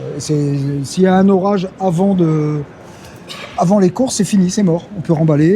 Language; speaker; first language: French; native; French